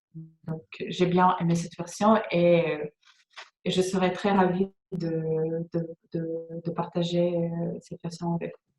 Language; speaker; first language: French; non-native, fluent; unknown